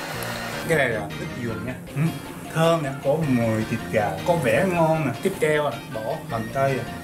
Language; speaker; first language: Vietnamese; non-native, learner; Japanese